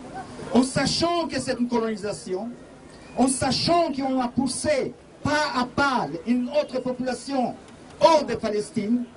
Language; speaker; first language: French; non-native, fluent; Hebrew